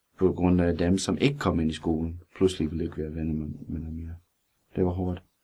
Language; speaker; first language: Danish; non-native, fluent; English